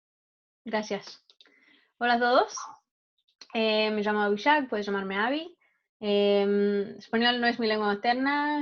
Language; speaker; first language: Spanish; non-native, fluent; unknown